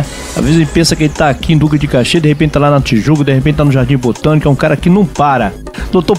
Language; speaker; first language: Portuguese; native; Portuguese